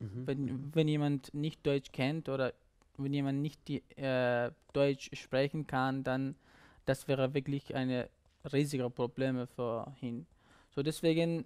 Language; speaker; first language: German; non-native, learner; Persian